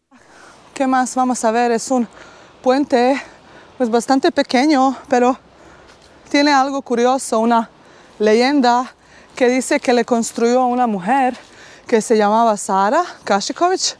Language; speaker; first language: Spanish; non-native, fluent; Bosnian